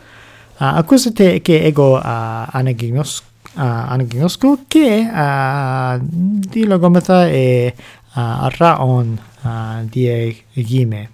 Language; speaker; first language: Greek; non-native, fluent; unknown